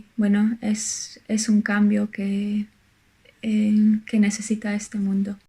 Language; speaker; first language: Spanish; non-native, fluent; Polish